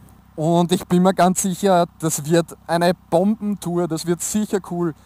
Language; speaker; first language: German; native; German